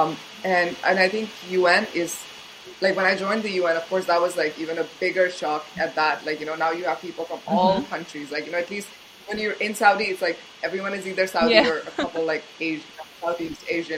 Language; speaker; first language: English; non-native, local second language; Hindi